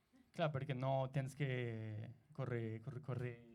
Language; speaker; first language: Catalan; non-native, learner; Spanish